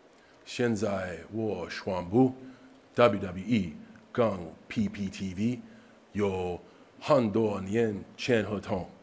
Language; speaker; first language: Chinese; non-native, learner; English